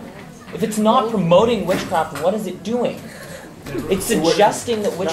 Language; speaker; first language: English; native; English